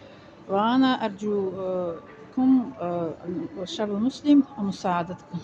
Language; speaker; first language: Arabic; non-native, fluent; Tajik